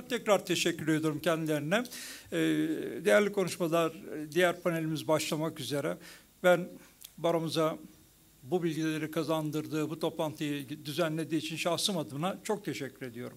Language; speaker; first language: Turkish; native; Turkish